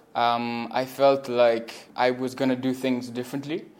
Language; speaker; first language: English; non-native, local second language; Swahili